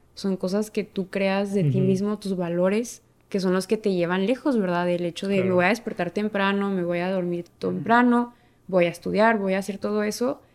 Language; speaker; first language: Spanish; native; Spanish